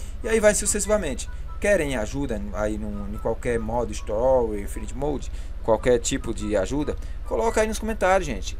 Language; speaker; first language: Portuguese; native; Portuguese